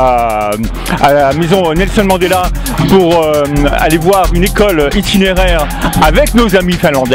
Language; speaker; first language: French; native; French